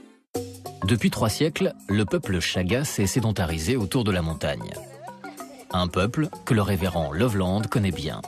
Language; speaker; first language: French; native; French